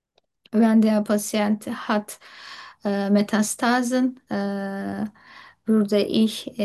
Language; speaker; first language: German; non-native, learner; Turkish